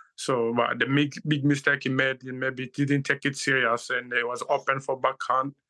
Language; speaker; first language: English; non-native, learner; Luba-Lulua